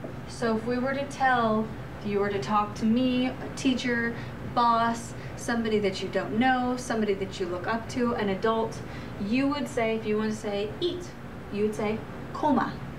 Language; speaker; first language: English; native; English